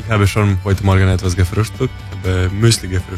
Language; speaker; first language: German; non-native, learner; Croatian